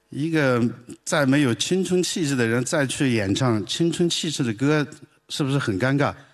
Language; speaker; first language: Chinese; native; Chinese